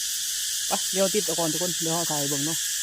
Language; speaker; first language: Thai; non-native, local second language; Northeastern Thai